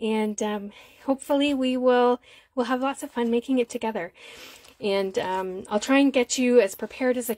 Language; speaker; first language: English; native; English